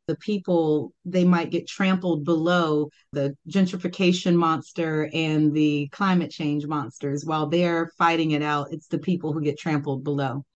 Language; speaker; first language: English; native; English